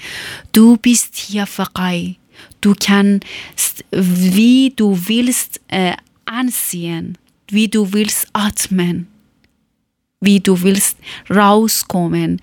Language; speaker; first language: German; non-native, learner; Persian